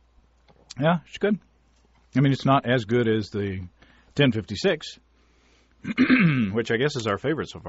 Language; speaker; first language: English; native; English